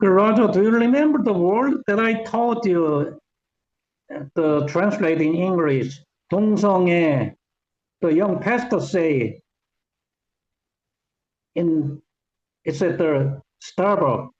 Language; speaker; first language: English; non-native, learner; Korean